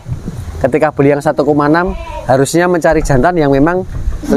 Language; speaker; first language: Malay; non-native, local second language; Javanese